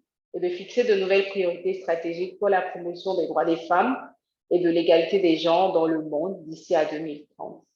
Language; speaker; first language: French; native; French